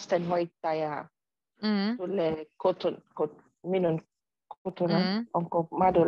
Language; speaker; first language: Finnish; non-native, learner; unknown